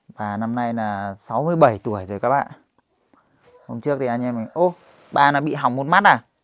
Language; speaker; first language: Vietnamese; native; Vietnamese